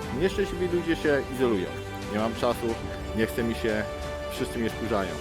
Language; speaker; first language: Polish; native; Polish